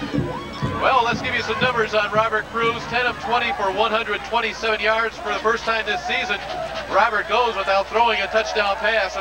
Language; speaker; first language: English; native; English